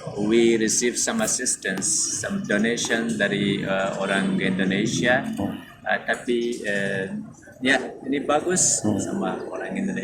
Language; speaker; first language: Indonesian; non-native, learner; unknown